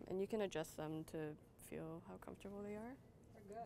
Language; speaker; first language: English; native; English